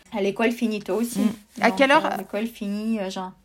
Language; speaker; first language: French; non-native, fluent; Russian